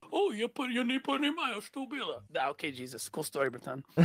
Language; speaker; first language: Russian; non-native, learner; English